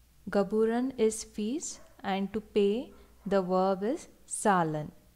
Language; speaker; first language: English; non-native, local second language; Hindi